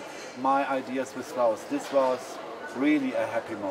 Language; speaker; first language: English; non-native, fluent; German